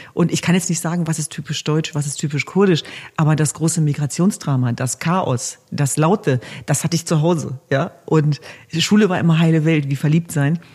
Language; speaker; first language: German; early bilingual, other home language; Kurdish